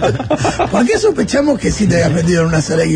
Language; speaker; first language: Spanish; native; Spanish